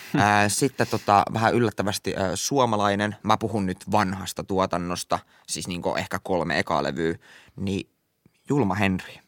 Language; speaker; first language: Finnish; native; Finnish